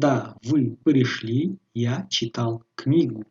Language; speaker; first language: Russian; non-native, local second language; Tajik